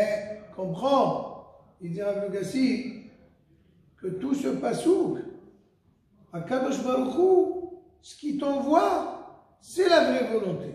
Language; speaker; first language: French; native; French